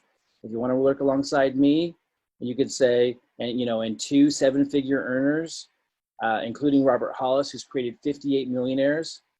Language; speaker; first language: English; native; English